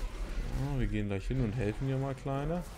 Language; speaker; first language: German; native; German